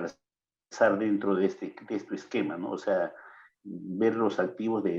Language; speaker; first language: Spanish; native; Spanish